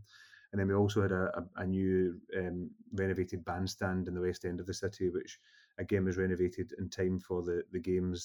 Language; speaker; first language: English; native; English